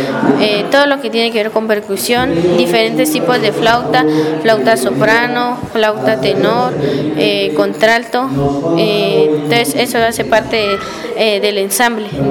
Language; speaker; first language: Spanish; native; Spanish